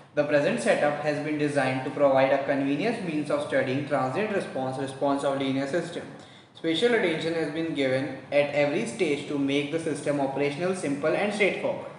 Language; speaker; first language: English; non-native, local second language; Hindi